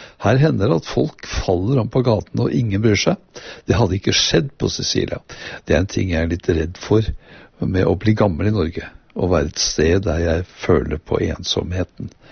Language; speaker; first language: Norwegian; native; Norwegian